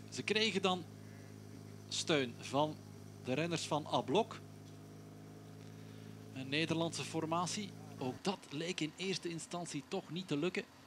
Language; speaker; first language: Dutch; native; Dutch